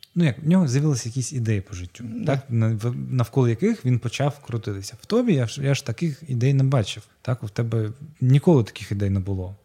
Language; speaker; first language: Ukrainian; non-native, local second language; Russian